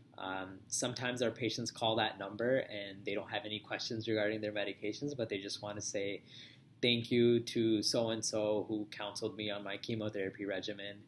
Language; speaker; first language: English; native; English